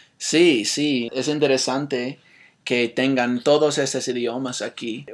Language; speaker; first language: Spanish; non-native, fluent; English